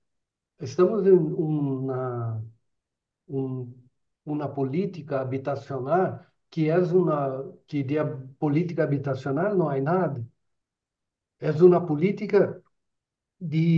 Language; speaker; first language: Spanish; non-native, fluent; Portuguese